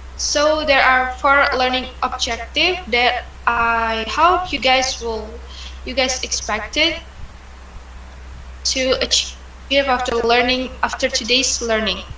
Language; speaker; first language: English; non-native, learner; Indonesian